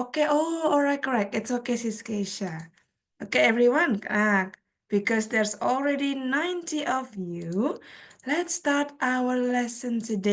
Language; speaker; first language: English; non-native, fluent; Indonesian